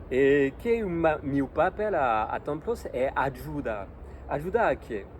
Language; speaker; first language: Portuguese; non-native, learner; French